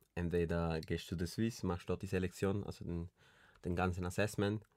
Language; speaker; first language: German; early bilingual, other home language; Spanish